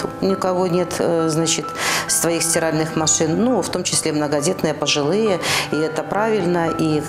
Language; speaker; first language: Russian; native; Russian